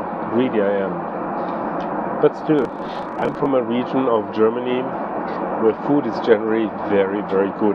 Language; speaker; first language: English; non-native, fluent; German